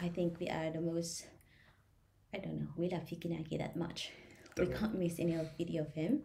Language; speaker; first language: English; non-native, local second language; Filipino